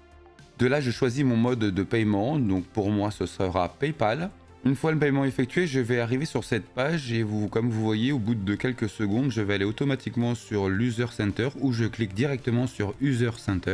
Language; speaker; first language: French; native; French